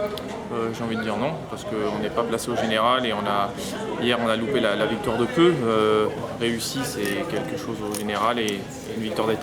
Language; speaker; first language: French; native; French